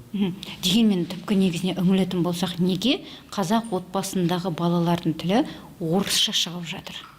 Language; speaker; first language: Kazakh; native; Kazakh